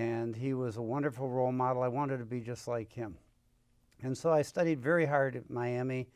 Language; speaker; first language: English; native; English